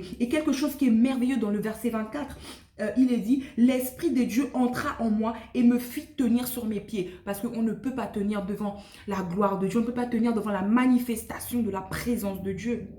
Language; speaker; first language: French; native; French